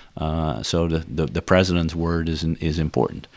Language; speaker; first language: English; non-native, fluent; Dutch